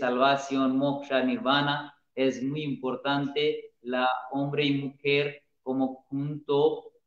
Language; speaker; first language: Spanish; non-native, learner; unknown